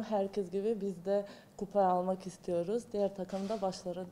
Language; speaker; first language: Turkish; non-native, learner; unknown